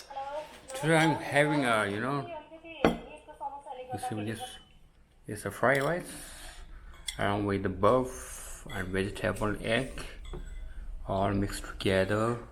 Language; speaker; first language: English; non-native, fluent; Tibetan